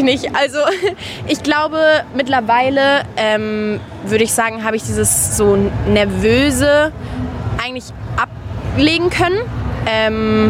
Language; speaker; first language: German; native; German